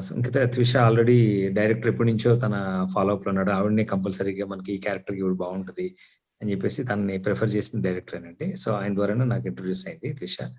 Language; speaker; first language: Telugu; native; Telugu